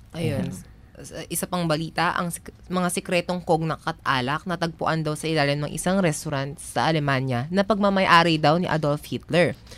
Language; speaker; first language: Filipino; native; Filipino